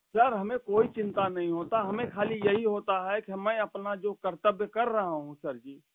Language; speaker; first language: Hindi; native; Hindi